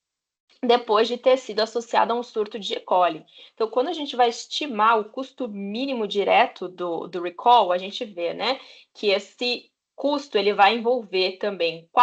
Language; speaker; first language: Portuguese; native; Portuguese